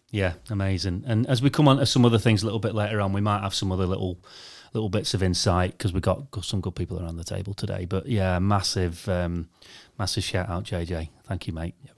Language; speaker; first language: English; native; English